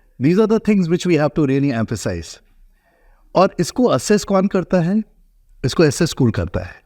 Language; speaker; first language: Hindi; native; Hindi